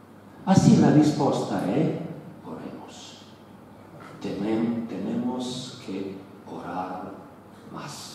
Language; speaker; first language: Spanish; non-native, learner; Italian